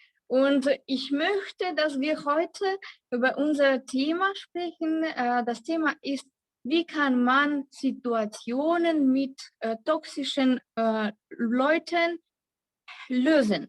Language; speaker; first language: German; non-native, learner; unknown